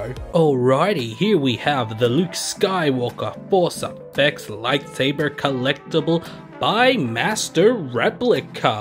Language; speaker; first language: English; native; English